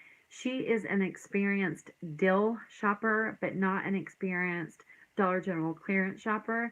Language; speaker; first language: English; native; English